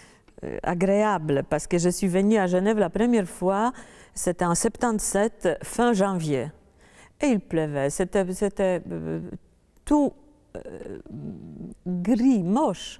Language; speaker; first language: French; non-native, fluent; Polish